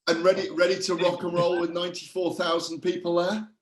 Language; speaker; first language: English; native; English